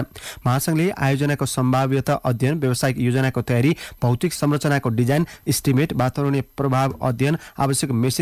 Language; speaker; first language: Nepali; native; Nepali